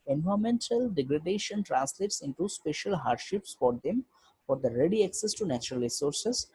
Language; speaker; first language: English; non-native, local second language; Bangla